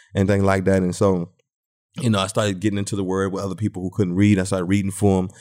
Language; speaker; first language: English; native; English